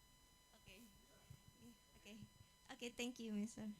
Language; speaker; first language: English; non-native, fluent; Indonesian